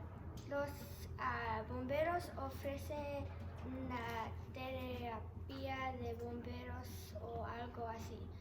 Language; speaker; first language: Spanish; non-native, learner; English